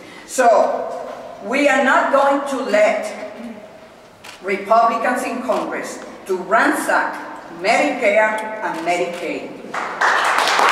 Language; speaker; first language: English; non-native, fluent; Spanish